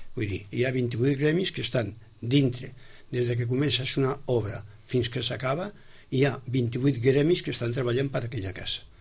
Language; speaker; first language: Catalan; non-native, local second language; Spanish